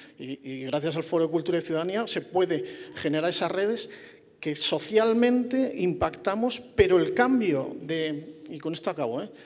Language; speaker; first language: Spanish; native; Spanish